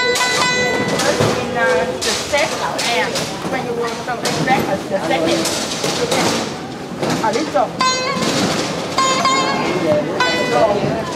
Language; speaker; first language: English; non-native, learner; Vietnamese